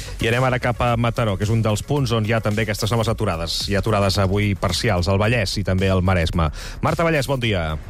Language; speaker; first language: Catalan; native; Catalan